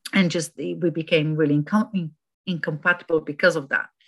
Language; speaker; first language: English; non-native, fluent; Romanian